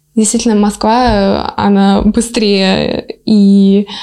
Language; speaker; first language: Russian; early bilingual, other home language; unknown